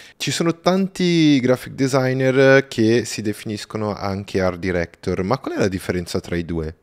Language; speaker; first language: Italian; native; Italian